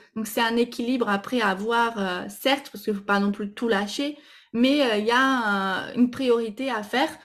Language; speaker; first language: French; non-native, fluent; Portuguese